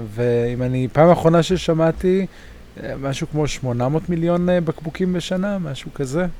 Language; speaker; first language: Hebrew; native; Hebrew